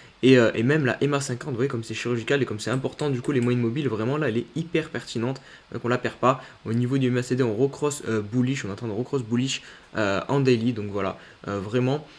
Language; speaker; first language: French; native; French